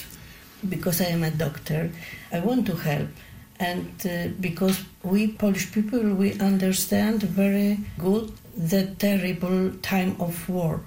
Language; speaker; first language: English; non-native, learner; Polish